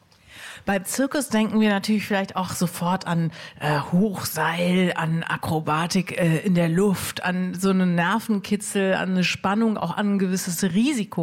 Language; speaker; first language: German; native; German